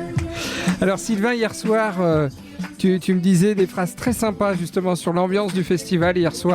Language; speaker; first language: French; native; French